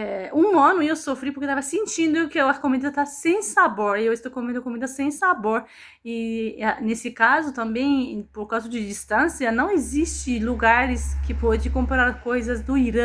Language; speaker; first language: Portuguese; non-native, fluent; Persian